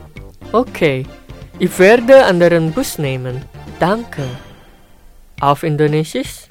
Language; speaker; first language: German; non-native, fluent; Indonesian